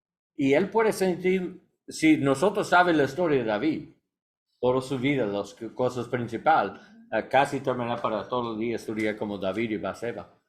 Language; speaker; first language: Spanish; non-native, learner; English